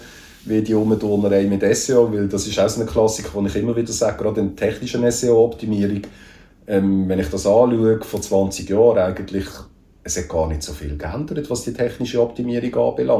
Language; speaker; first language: German; native; German